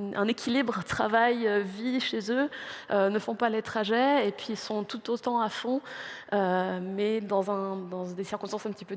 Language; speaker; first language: French; native; French